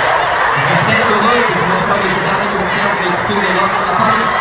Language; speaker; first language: French; native; French